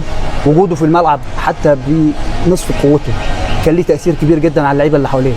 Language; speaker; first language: Arabic; native; Arabic